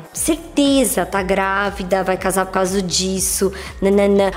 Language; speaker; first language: Portuguese; native; Portuguese